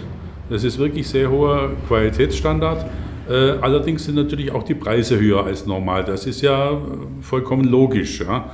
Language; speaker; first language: German; native; German